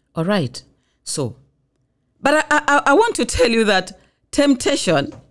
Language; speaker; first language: English; non-native, local second language; Swahili